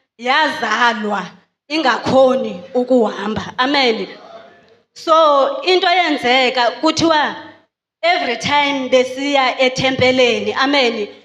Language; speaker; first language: Zulu; non-native, local second language; Xhosa